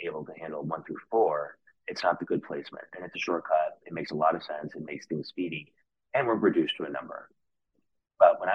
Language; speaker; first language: English; native; English